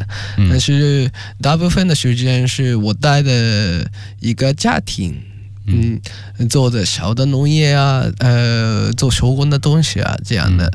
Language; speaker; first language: Chinese; non-native, fluent; Japanese